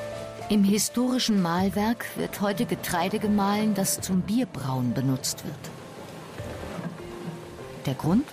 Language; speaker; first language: German; native; German